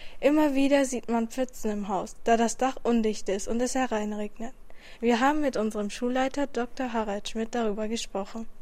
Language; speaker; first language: German; native; German